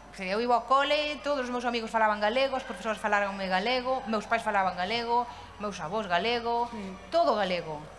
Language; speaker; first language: Galician; native; Galician